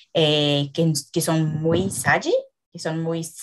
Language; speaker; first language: Italian; non-native, learner; Portuguese